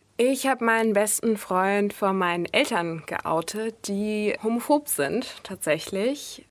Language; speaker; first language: German; early bilingual, other home language; Russian